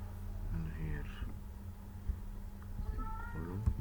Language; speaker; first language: English; non-native, fluent; Arabic